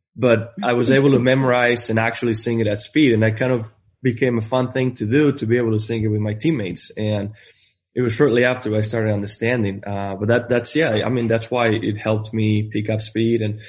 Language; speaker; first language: English; non-native, fluent; Spanish